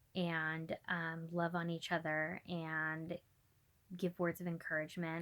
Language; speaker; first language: English; native; English